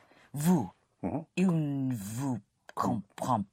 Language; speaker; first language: French; non-native, learner; English